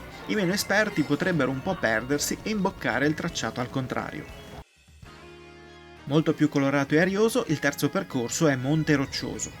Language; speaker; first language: Italian; native; Italian